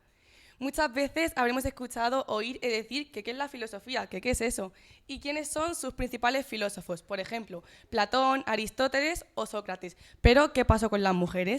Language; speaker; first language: Spanish; native; Spanish